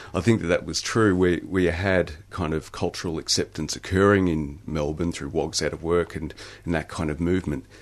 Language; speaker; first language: English; native; English